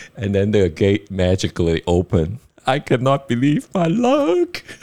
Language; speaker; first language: English; non-native, local second language; Cantonese